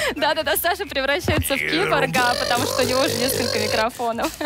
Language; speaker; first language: Russian; native; Russian